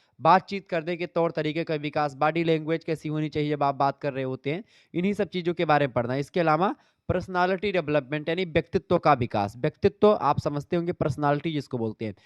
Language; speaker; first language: Hindi; native; Hindi